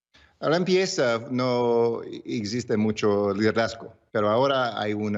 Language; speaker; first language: Spanish; early bilingual, heritage; English